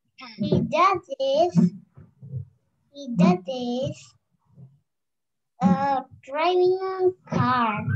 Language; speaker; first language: English; non-native, learner; Vietnamese